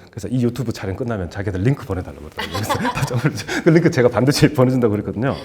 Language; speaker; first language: Korean; native; Korean